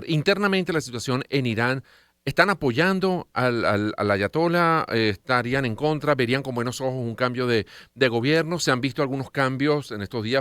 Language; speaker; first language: Spanish; native; Spanish